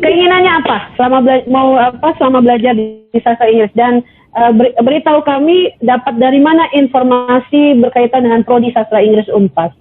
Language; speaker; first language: Indonesian; native; Indonesian